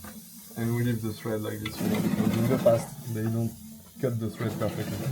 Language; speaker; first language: English; non-native, fluent; French